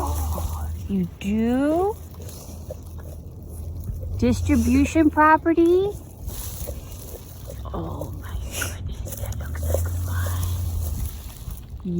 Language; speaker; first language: English; native; English